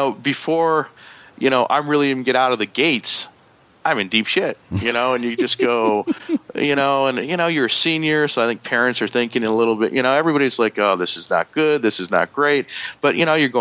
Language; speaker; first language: English; native; English